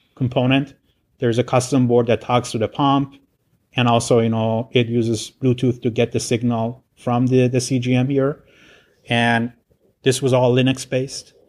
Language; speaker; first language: English; non-native, fluent; Persian